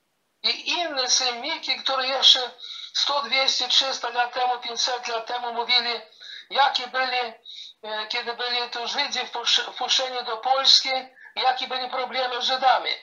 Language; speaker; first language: Polish; early bilingual, heritage; Polish